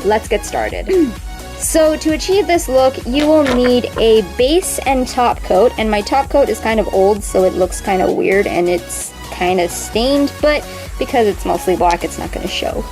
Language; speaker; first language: English; native; English